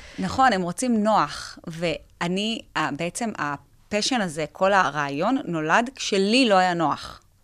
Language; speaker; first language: Hebrew; native; Hebrew